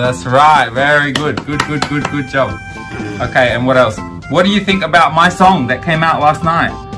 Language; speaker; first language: English; native; English